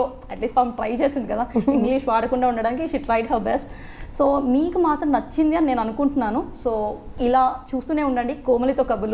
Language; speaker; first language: Telugu; native; Telugu